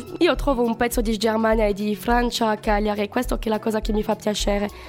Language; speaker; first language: Italian; non-native, learner; French